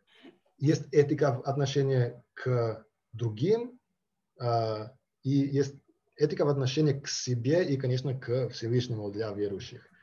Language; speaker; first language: Russian; non-native, fluent; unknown